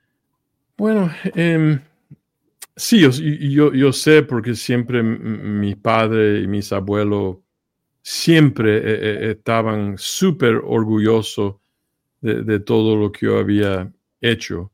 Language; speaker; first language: Spanish; early bilingual, heritage; Spanish